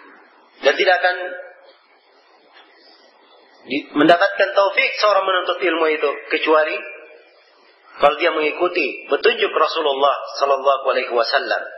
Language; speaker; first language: Indonesian; native; Indonesian